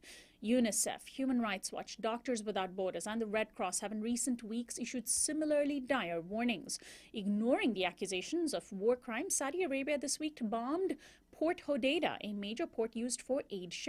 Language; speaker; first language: English; native; English